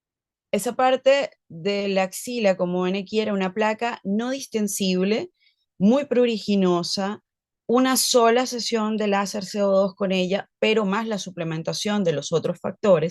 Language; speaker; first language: Spanish; native; Spanish